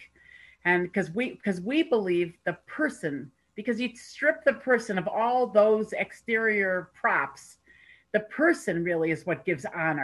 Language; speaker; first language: English; native; English